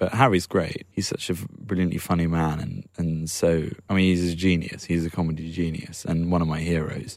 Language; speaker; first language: English; native; English